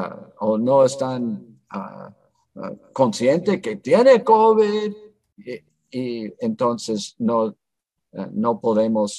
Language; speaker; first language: Spanish; non-native, fluent; English